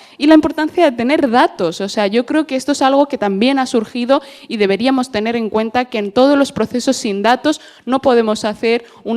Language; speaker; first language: Spanish; native; Spanish